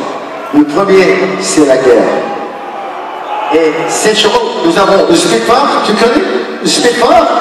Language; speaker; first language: French; non-native, learner; English